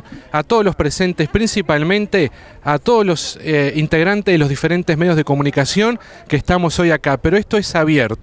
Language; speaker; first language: Spanish; native; Spanish